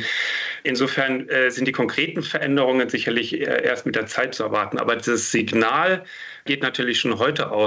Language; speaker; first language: German; native; German